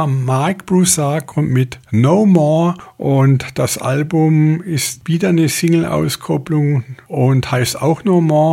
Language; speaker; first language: German; native; German